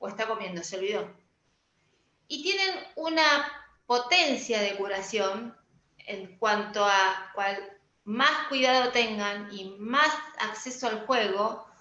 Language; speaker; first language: Spanish; native; Spanish